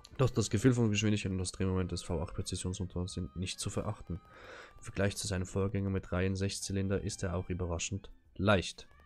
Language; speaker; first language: German; native; German